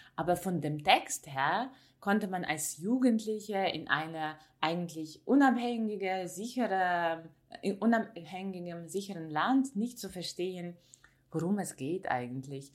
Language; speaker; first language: German; non-native, fluent; Ukrainian